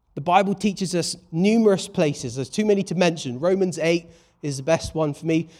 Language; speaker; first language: English; native; English